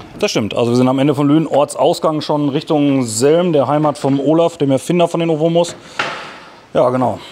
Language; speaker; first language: German; native; German